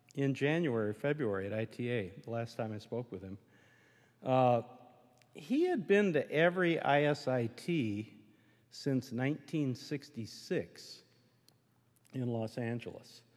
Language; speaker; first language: English; native; English